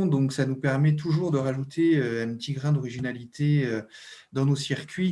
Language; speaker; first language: French; native; French